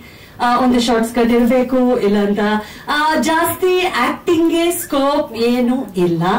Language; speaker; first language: Kannada; non-native, fluent; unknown